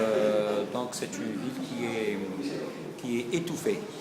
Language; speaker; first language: French; non-native, local second language; Arabic